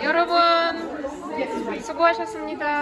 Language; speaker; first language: Korean; non-native, learner; Russian